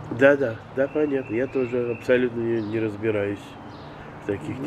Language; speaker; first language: Russian; early bilingual, other home language; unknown